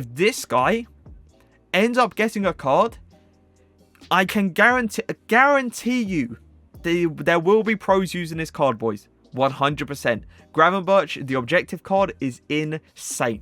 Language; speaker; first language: English; native; English